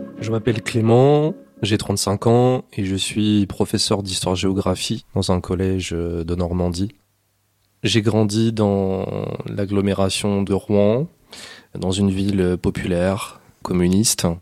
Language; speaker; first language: French; native; French